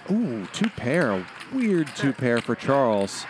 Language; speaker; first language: English; native; English